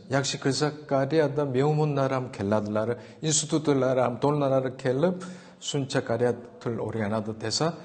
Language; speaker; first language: Uzbek; non-native, learner; Korean